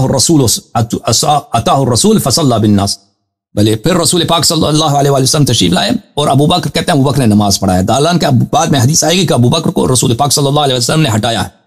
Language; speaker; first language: Urdu; non-native, fluent; Persian